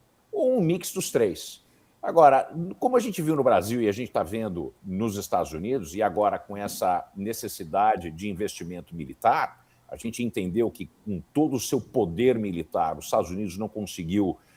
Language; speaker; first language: Portuguese; native; Portuguese